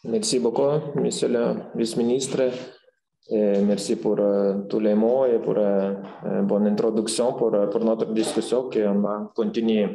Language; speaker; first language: French; non-native, fluent; Lithuanian